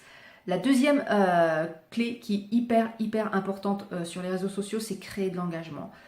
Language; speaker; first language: French; native; French